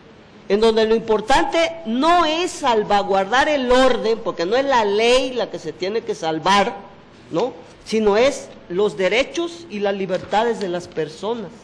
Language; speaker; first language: Spanish; native; Spanish